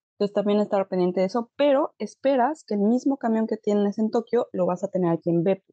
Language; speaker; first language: Spanish; native; Spanish